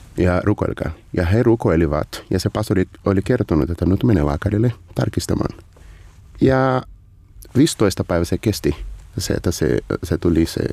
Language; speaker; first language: Finnish; non-native, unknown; Portuguese